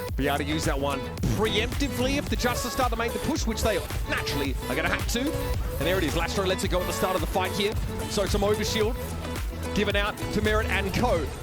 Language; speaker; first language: English; native; English